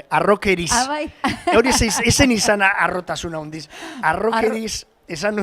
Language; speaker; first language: Basque; native; Basque